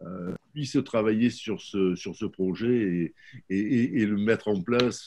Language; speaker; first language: French; native; French